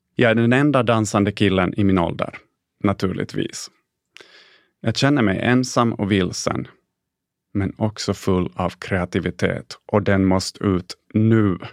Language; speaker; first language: Swedish; native; Swedish